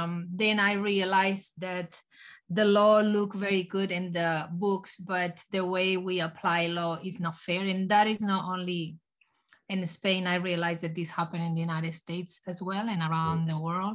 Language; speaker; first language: English; non-native, fluent; Spanish